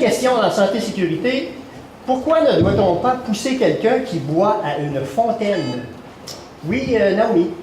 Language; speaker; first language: French; native; French